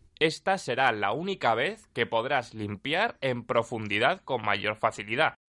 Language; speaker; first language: Spanish; native; Spanish